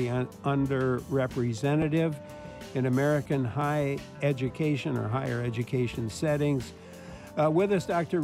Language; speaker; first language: English; native; English